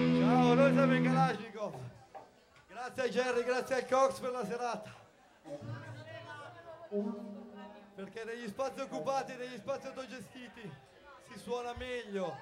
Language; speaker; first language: Italian; native; Italian